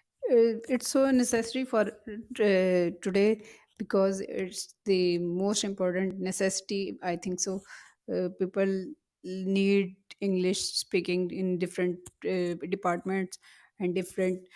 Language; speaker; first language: English; non-native, learner; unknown